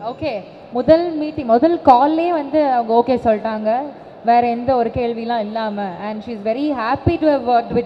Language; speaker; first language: Tamil; native; Tamil